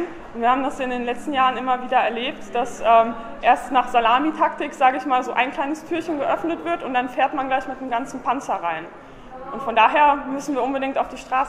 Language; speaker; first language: German; native; German